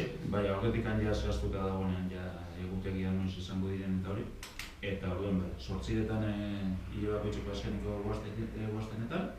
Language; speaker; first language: Basque; native; Basque